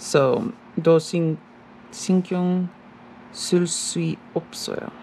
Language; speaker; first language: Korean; non-native, learner; English